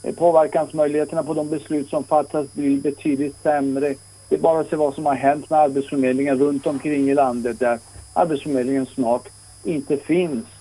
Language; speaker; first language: Swedish; non-native, fluent; Persian